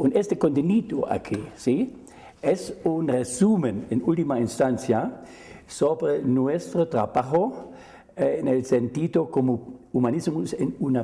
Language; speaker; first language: Spanish; non-native, fluent; German